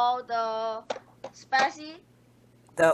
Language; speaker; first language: English; non-native, learner; Chinese